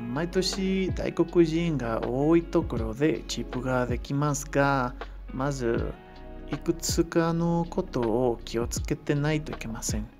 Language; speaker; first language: Japanese; non-native, learner; Spanish